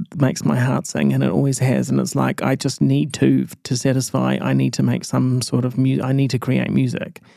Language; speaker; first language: English; native; English